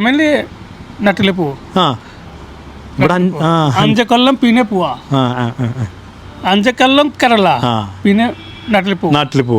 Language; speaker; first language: Malayalam; non-native, learner; Bangla